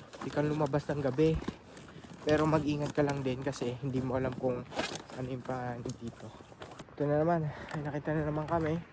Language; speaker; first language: Filipino; native; Filipino